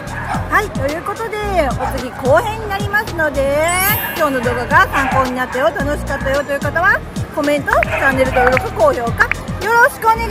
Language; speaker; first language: Japanese; native; Japanese